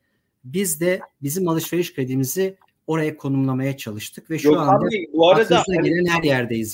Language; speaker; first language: Turkish; native; Turkish